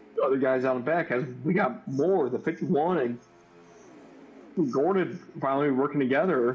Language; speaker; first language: English; native; English